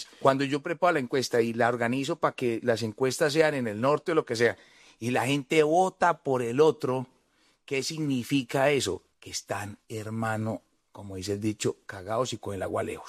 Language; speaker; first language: Spanish; native; Spanish